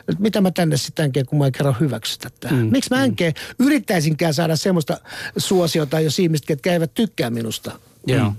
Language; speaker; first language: Finnish; native; Finnish